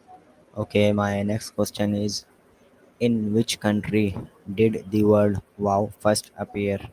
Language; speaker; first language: English; non-native, learner; Urdu